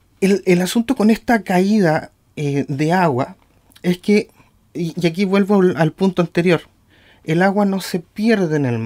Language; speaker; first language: Spanish; native; Spanish